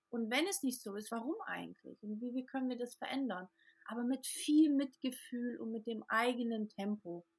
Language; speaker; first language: German; early bilingual, other home language; Portuguese